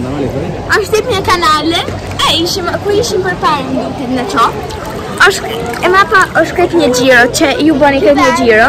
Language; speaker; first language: Albanian; early bilingual, heritage; Albanian